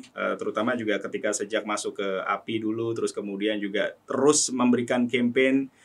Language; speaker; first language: Indonesian; native; Indonesian